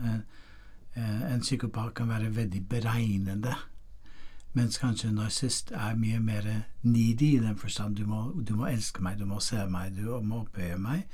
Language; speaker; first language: Norwegian; non-native, fluent; English